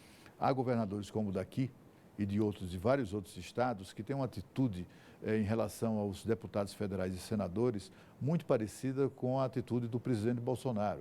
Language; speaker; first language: Portuguese; native; Portuguese